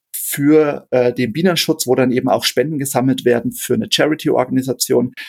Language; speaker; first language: German; native; German